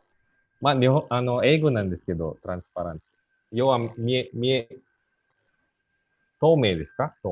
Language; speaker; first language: Japanese; non-native, fluent; Indonesian